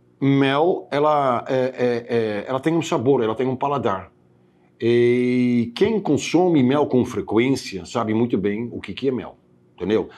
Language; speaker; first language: Portuguese; non-native, fluent; Dutch